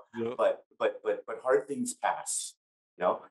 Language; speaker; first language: English; native; English